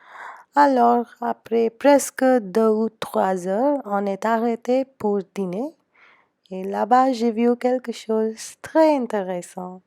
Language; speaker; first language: French; non-native, learner; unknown